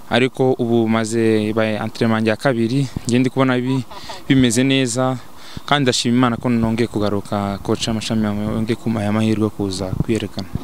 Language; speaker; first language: Kinyarwanda; early bilingual, heritage; Kinyarwanda